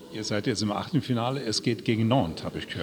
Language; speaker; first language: German; native; German